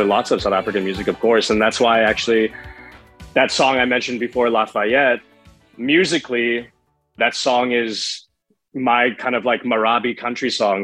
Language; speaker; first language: English; native; English